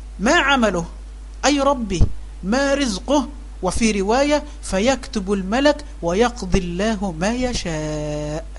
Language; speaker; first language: Arabic; native; Arabic